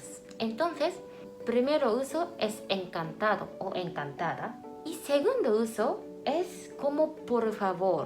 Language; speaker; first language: Spanish; non-native, fluent; Japanese